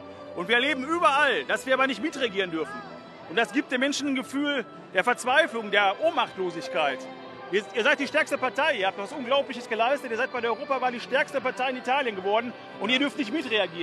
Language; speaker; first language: German; native; German